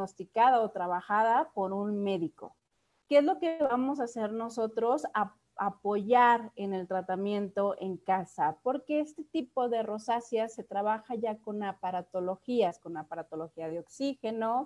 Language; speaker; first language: Spanish; native; Spanish